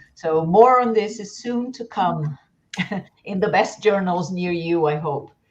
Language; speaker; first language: English; non-native, fluent; Portuguese